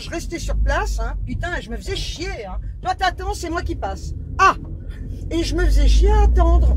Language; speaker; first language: French; native; French